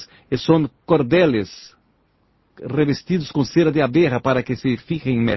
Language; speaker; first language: Spanish; non-native, learner; Portuguese